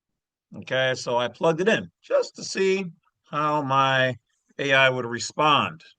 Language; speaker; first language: English; native; English